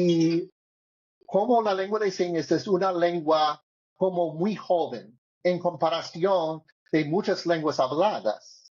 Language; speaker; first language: Spanish; non-native, learner; English